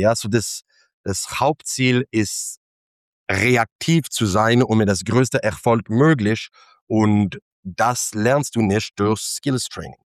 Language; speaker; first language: German; non-native, fluent; English